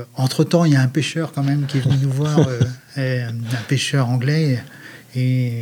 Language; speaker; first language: French; native; French